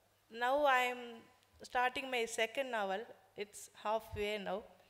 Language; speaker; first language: English; non-native, local second language; Tamil